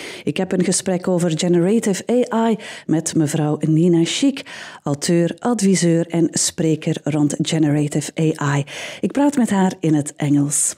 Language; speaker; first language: Dutch; native; Dutch